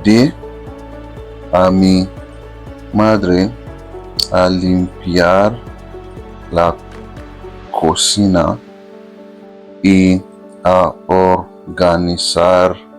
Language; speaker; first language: Spanish; non-native, fluent; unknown